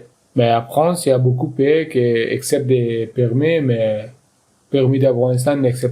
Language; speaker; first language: French; non-native, learner; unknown